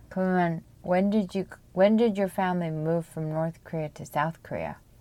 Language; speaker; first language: English; early bilingual, other home language; Korean